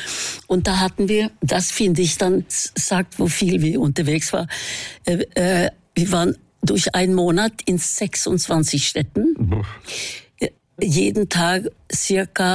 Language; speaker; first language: German; non-native, fluent; Norwegian